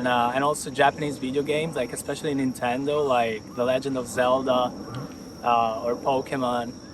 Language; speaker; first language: English; non-native, fluent; Italian